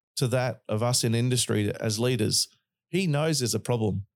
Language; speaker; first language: English; native; English